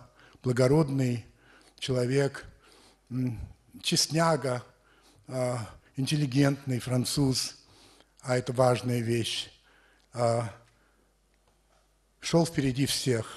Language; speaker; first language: Russian; early bilingual, heritage; French